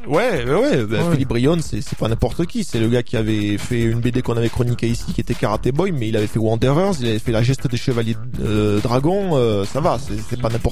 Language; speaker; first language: French; native; French